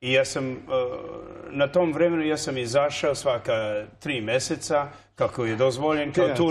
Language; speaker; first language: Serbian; early bilingual, heritage; English